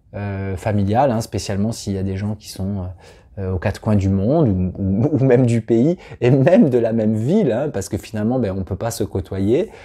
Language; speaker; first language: French; native; French